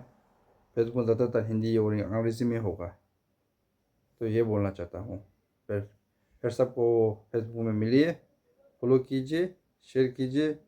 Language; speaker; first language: Hindi; non-native, fluent; Tibetan